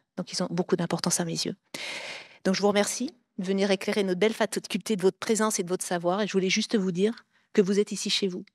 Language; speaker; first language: French; native; French